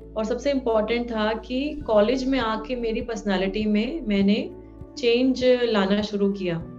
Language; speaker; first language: Hindi; native; Hindi